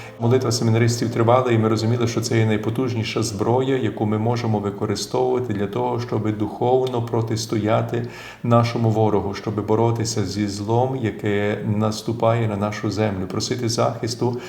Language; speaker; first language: Ukrainian; native; Ukrainian